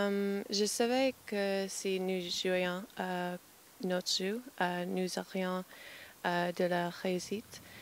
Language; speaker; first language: French; non-native, fluent; English